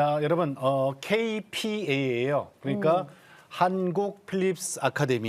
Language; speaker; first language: Korean; native; Korean